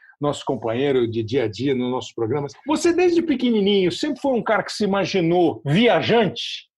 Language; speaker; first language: Portuguese; native; Portuguese